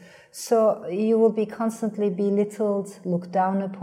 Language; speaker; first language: English; non-native, fluent; Turkish